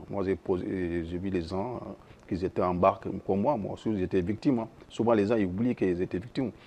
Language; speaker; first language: French; non-native, local second language; Soninke